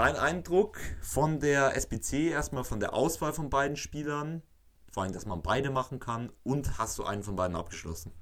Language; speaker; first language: German; native; German